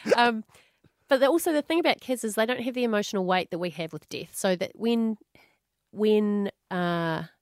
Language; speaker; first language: English; native; English